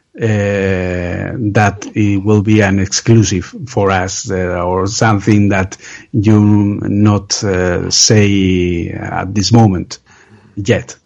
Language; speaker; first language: English; non-native, learner; Spanish